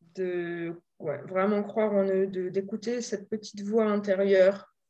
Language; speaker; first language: French; native; French